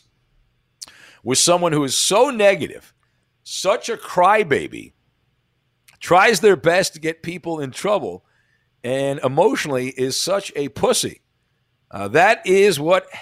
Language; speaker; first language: English; native; English